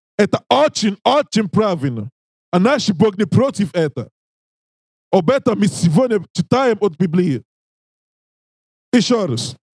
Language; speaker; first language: Russian; non-native, learner; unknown